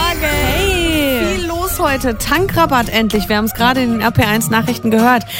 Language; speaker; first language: German; native; German